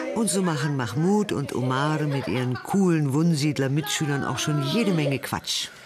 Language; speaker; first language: German; native; German